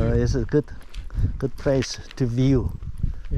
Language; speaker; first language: English; non-native, learner; Korean